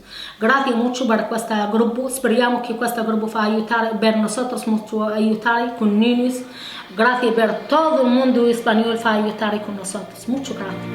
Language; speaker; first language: Italian; non-native, learner; Spanish